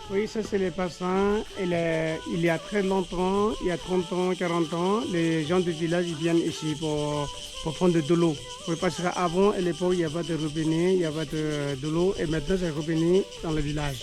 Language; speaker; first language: French; non-native, learner; Nepali